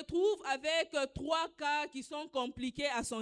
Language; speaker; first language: French; non-native, local second language; Swahili